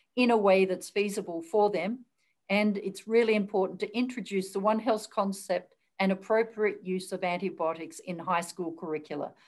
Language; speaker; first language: English; native; English